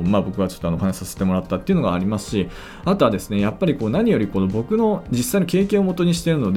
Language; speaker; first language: Japanese; native; Japanese